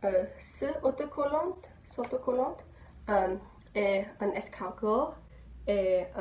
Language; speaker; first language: French; non-native, learner; English